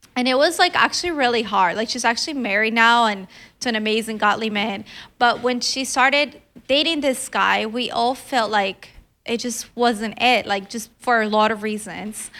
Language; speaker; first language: English; early bilingual, other home language; Filipino